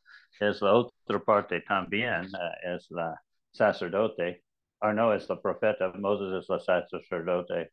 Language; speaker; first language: Spanish; non-native, learner; English